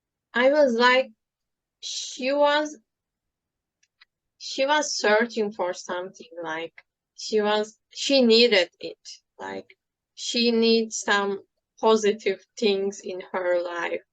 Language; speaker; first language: English; non-native, fluent; Turkish